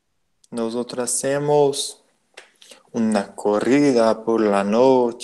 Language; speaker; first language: Spanish; non-native, learner; Portuguese